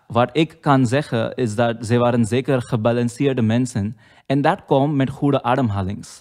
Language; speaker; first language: Dutch; non-native, learner; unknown